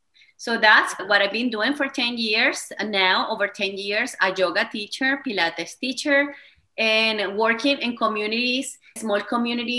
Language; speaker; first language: English; non-native, fluent; Spanish